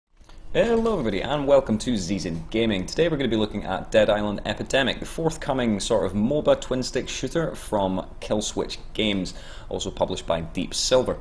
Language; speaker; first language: English; native; English